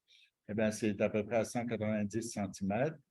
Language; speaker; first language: French; native; French